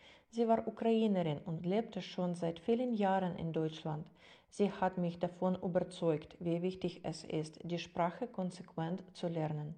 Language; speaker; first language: German; non-native, fluent; Ukrainian